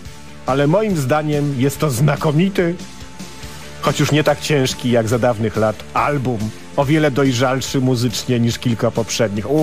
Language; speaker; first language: Polish; native; Polish